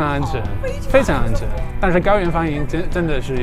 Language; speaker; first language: Chinese; non-native, fluent; English